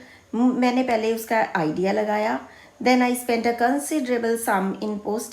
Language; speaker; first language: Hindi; native; Hindi